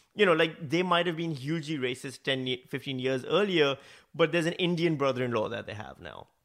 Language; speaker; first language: English; non-native, local second language; Urdu